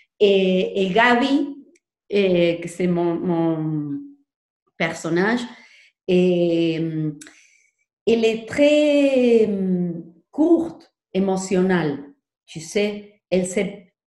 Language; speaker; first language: French; non-native, learner; Spanish